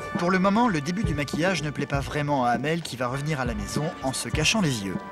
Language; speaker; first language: French; native; French